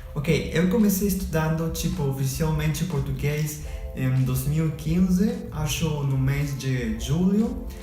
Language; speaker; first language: Portuguese; non-native, fluent; Spanish